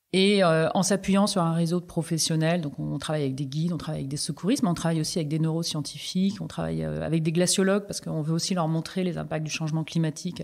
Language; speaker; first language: French; native; French